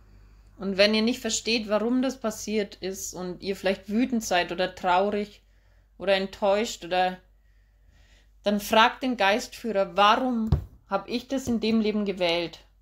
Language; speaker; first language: German; native; German